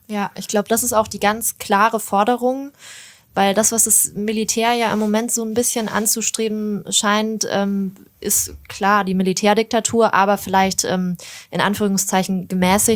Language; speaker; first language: German; native; German